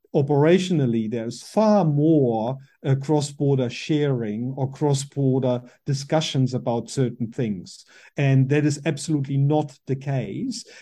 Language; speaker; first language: English; non-native, fluent; German